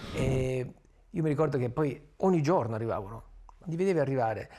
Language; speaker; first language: Italian; native; Italian